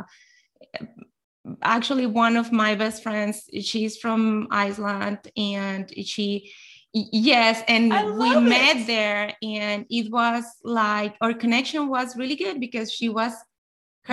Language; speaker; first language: English; non-native, fluent; Spanish